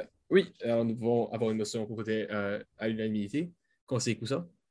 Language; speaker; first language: French; native; French